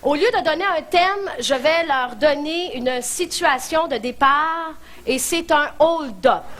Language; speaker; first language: French; native; French